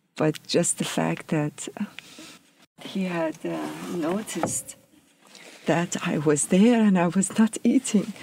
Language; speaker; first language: English; non-native, fluent; Persian